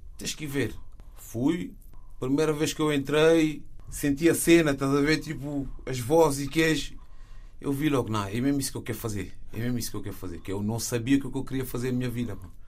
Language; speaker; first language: Portuguese; non-native, fluent; Wolof